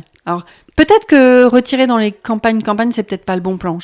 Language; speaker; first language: French; native; French